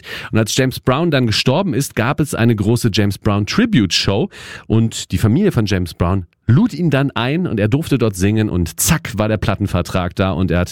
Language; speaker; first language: German; native; German